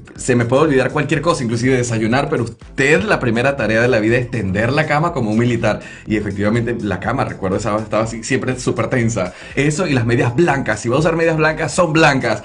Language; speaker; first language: Spanish; native; Spanish